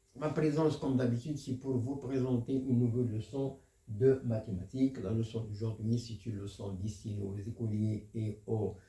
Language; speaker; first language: French; non-native, local second language; Arabic